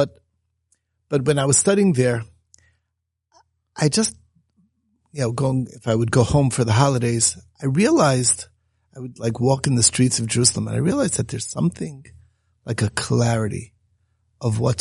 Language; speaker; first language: English; native; English